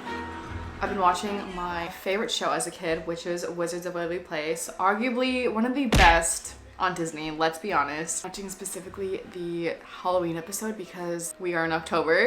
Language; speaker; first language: English; native; English